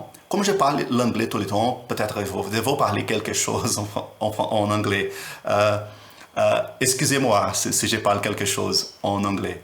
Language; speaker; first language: French; non-native, learner; Portuguese